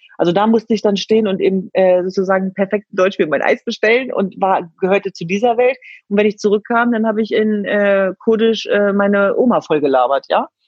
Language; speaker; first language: German; early bilingual, other home language; Kurdish